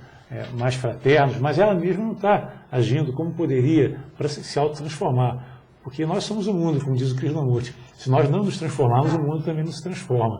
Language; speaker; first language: Portuguese; native; Portuguese